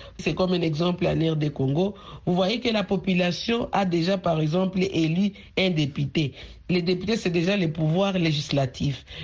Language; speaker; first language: French; non-native, local second language; Swahili